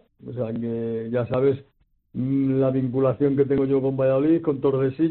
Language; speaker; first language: Spanish; native; Spanish